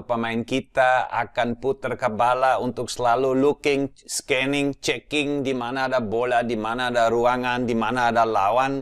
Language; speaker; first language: Indonesian; non-native, fluent; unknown